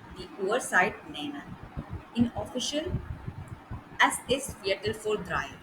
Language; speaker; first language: German; non-native, learner; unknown